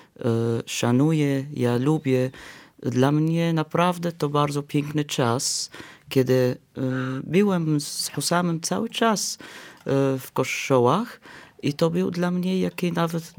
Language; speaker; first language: Polish; non-native, fluent; Arabic